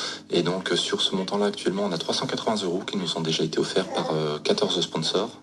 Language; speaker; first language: French; native; French